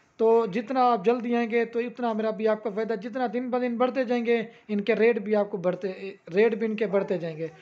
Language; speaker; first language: Urdu; non-native, local second language; Saraiki